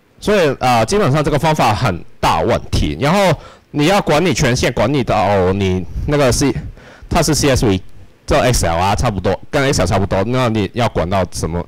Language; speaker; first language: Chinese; non-native, local second language; Cantonese